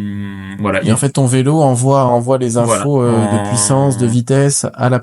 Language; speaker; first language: French; native; French